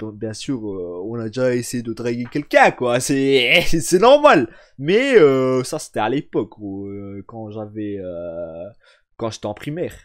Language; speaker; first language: French; early bilingual, other home language; Turkish